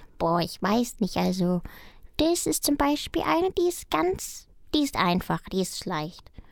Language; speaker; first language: German; early bilingual, other home language; Spanish